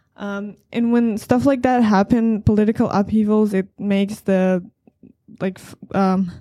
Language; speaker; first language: English; non-native, fluent; Persian